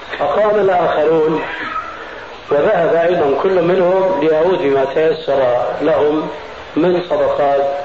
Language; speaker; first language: Arabic; early bilingual, other home language; Albanian